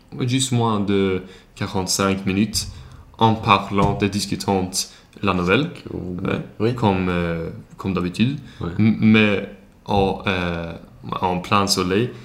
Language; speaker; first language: French; non-native, learner; Swedish